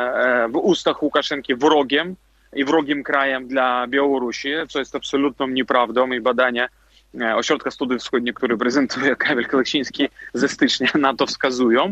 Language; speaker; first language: Polish; non-native, fluent; Belarusian